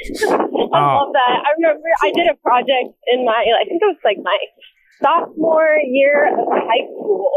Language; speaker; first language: English; native; English